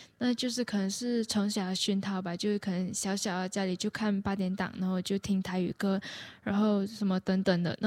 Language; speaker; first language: Chinese; native; Chinese